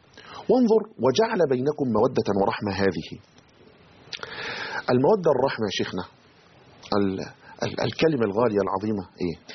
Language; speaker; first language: Arabic; native; Arabic